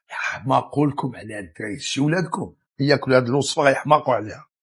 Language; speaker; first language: Arabic; native; Arabic